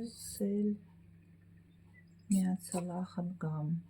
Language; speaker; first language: Hebrew; non-native, fluent; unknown